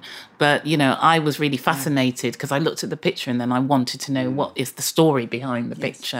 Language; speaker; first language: English; native; English